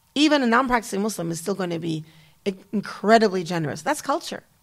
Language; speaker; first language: English; native; English